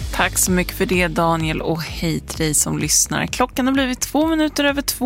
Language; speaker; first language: Swedish; native; Swedish